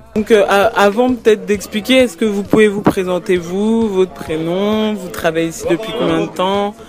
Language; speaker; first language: French; native; French